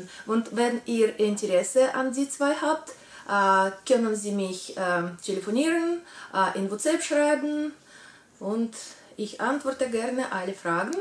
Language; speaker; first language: German; non-native, learner; Russian